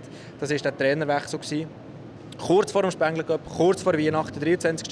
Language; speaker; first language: German; native; German